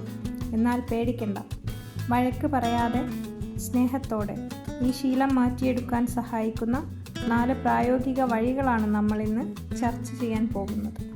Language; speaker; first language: Malayalam; native; Malayalam